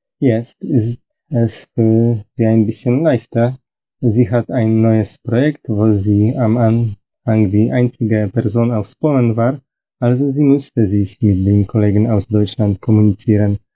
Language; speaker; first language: German; non-native, fluent; Polish